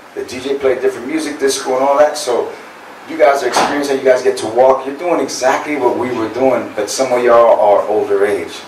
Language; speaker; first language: English; native; English